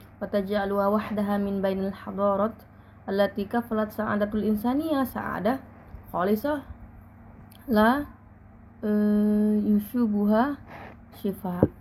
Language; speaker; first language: Arabic; non-native, fluent; Indonesian